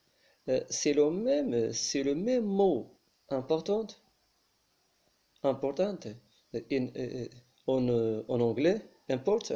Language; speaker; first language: French; non-native, local second language; Arabic